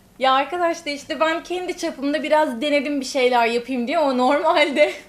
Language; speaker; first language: Turkish; native; Turkish